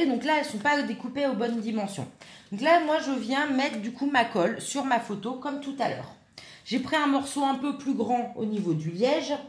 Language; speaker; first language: French; native; French